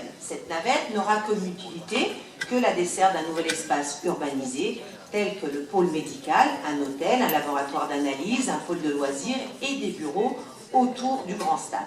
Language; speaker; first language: French; native; French